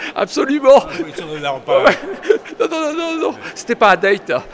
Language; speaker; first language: French; native; French